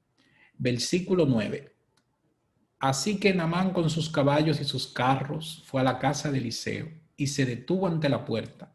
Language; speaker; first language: Spanish; native; Spanish